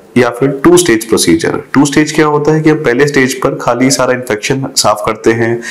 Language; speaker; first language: Hindi; native; Hindi